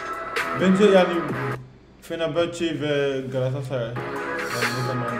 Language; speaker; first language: Turkish; non-native, learner; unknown